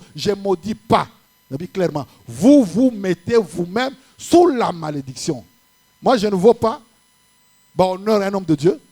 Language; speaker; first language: French; non-native, local second language; Lingala